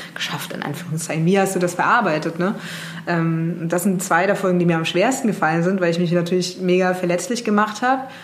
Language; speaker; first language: German; native; German